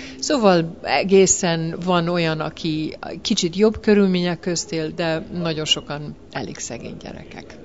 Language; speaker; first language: Hungarian; early bilingual, heritage; Hungarian